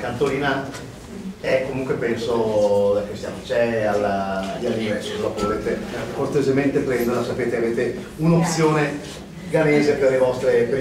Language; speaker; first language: Italian; native; Italian